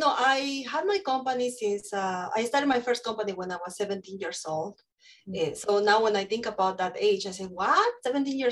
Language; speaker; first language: English; non-native, fluent; Spanish